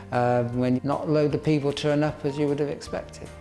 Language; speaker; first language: English; native; English